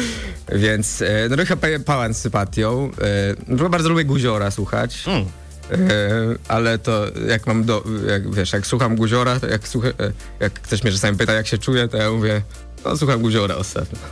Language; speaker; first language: Polish; native; Polish